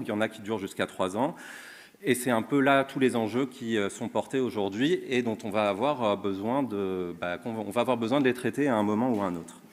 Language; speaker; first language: French; native; French